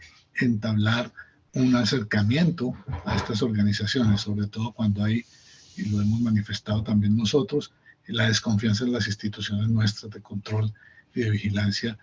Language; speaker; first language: Spanish; native; Spanish